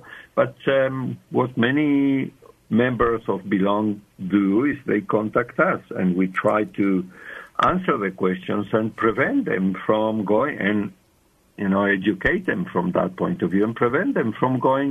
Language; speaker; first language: English; non-native, fluent; Spanish